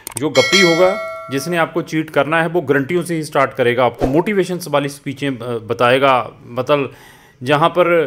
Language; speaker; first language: Hindi; native; Hindi